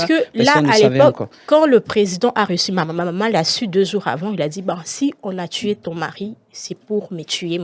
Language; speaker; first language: French; non-native, local second language; Lingala